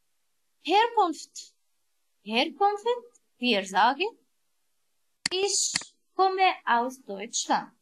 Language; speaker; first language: German; non-native, learner; Arabic